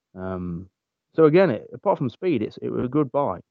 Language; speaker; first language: English; native; English